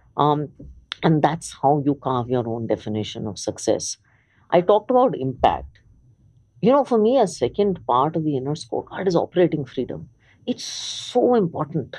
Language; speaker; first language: English; early bilingual, other home language; Hindi